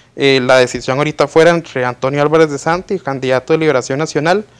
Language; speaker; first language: Spanish; native; Spanish